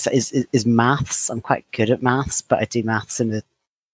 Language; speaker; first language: English; native; English